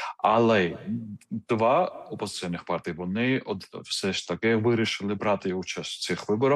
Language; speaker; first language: Ukrainian; non-native, fluent; Georgian